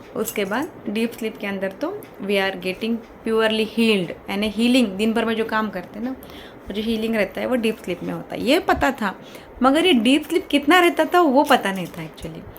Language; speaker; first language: Hindi; non-native, local second language; Kannada